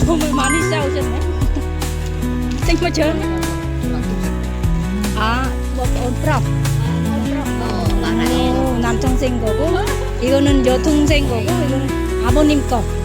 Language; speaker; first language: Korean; non-native, fluent; Khmer